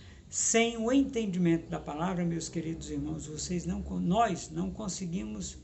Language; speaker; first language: Portuguese; native; Portuguese